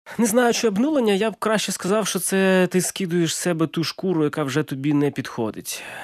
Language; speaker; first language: Ukrainian; non-native, local second language; Russian